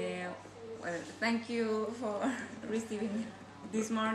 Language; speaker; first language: English; non-native, learner; Spanish